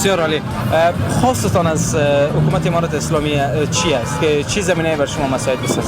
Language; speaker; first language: Persian; native; Persian